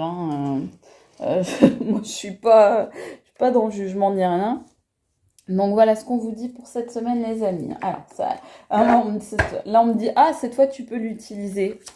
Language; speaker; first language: French; native; French